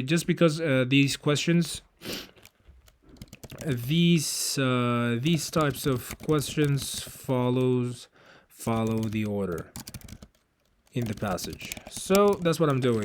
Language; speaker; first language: English; non-native, fluent; Uzbek